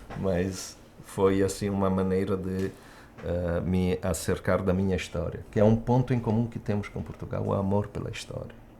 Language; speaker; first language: Portuguese; early bilingual, heritage; Italian